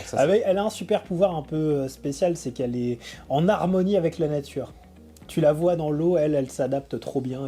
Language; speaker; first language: French; native; French